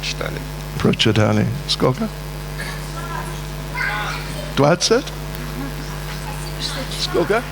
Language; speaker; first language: Russian; non-native, learner; English